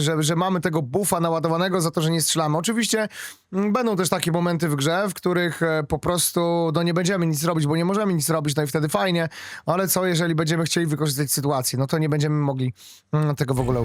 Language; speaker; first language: Polish; native; Polish